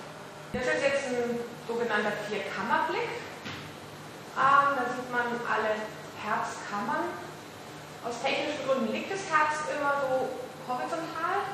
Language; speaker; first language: German; native; German